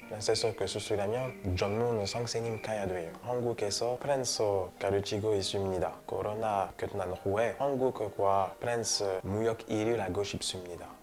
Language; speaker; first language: Korean; non-native, learner; French